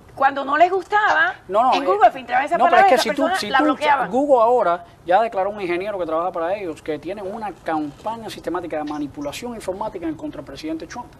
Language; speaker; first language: English; native; English